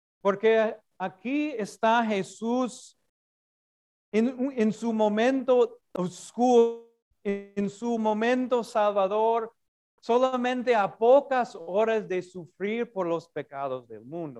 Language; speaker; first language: Spanish; non-native, fluent; English